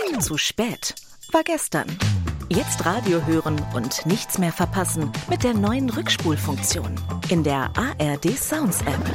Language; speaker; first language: German; native; German